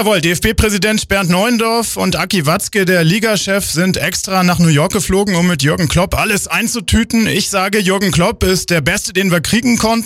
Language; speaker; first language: German; native; German